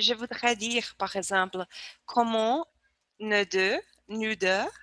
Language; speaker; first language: French; non-native, learner; Portuguese